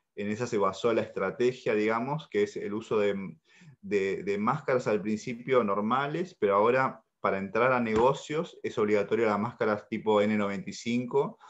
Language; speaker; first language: Spanish; native; Spanish